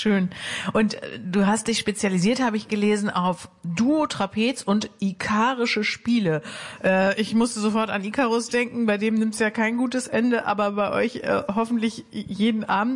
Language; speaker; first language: German; native; German